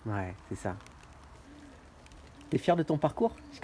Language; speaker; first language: French; native; French